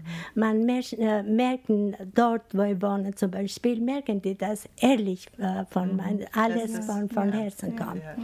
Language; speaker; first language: German; non-native, learner; Albanian